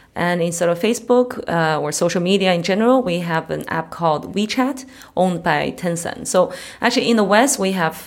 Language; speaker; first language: English; early bilingual, other home language; Chinese